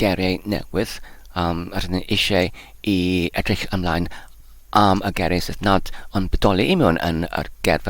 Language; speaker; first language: Welsh; non-native, learner; English